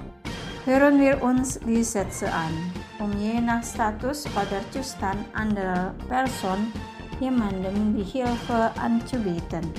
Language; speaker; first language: German; non-native, fluent; Indonesian